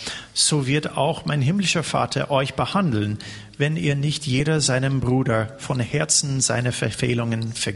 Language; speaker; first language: German; non-native, fluent; English